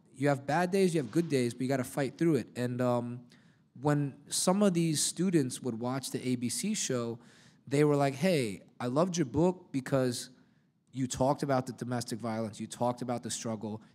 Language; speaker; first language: English; native; English